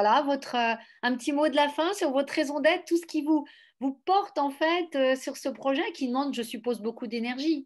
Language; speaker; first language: French; native; French